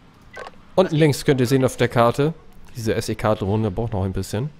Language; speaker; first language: German; native; German